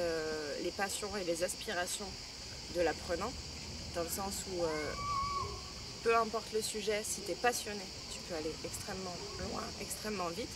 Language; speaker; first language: French; native; French